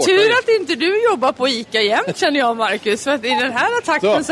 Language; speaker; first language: Swedish; native; Swedish